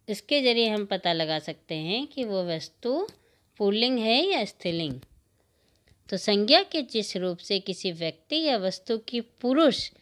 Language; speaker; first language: Hindi; native; Hindi